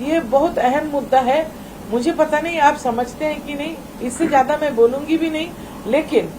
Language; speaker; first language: Hindi; non-native, local second language; Bangla